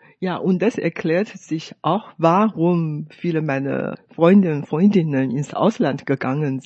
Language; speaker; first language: German; non-native, fluent; Chinese